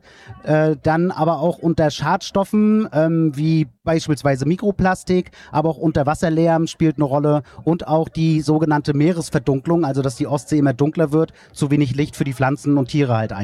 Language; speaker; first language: German; native; German